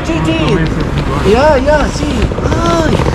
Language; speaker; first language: Spanish; non-native, learner; Filipino